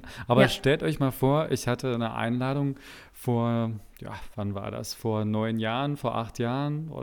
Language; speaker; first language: German; native; German